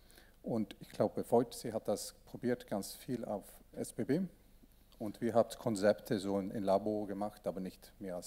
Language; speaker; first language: German; non-native, learner; Swedish